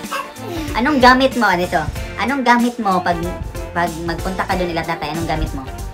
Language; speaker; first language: Filipino; non-native, local second language; Cebuano